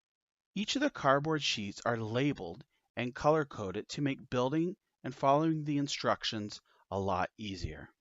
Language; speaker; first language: English; native; English